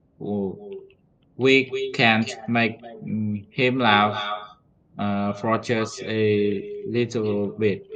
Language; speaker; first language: English; non-native, learner; Vietnamese